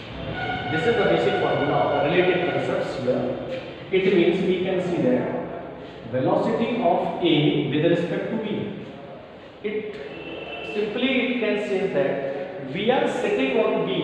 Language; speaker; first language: English; non-native, local second language; Hindi